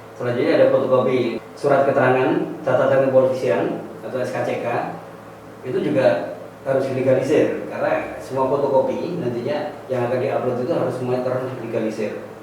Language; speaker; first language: Indonesian; non-native, local second language; Javanese